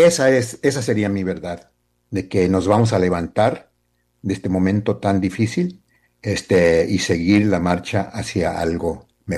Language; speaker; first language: Spanish; early bilingual, heritage; Spanish